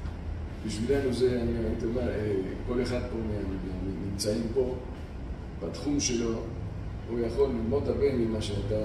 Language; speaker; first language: Hebrew; non-native, fluent; Spanish